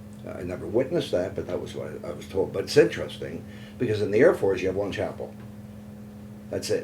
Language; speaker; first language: English; native; English